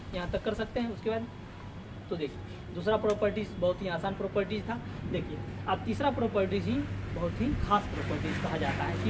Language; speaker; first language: Hindi; native; Hindi